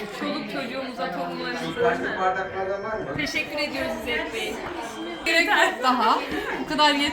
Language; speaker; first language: Turkish; early bilingual, heritage; Turkish